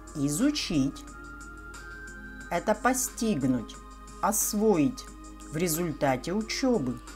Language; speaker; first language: Russian; native; Russian